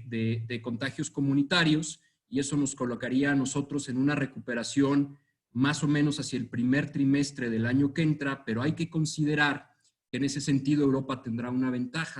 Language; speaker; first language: Spanish; native; Spanish